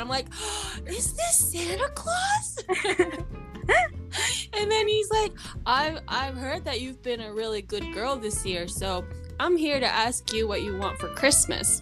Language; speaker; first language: English; early bilingual, other home language; Japanese